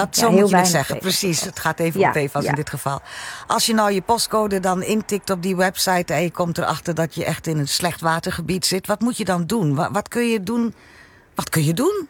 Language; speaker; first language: Dutch; native; Dutch